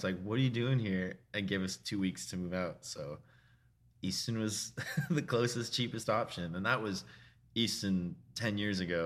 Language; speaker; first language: English; native; English